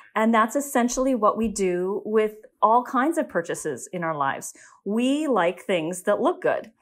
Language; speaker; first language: English; native; English